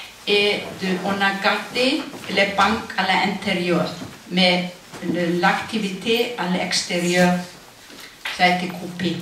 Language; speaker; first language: French; non-native, fluent; Icelandic